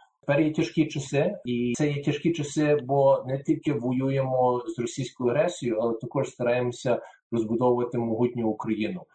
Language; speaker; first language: Ukrainian; early bilingual, heritage; Ukrainian